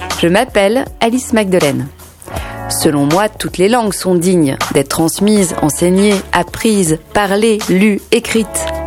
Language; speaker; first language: French; native; French